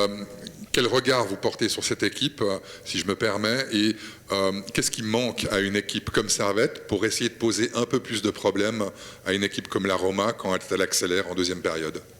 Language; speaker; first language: French; native; French